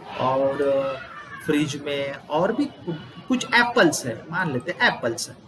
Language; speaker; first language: Hindi; non-native, local second language; Gujarati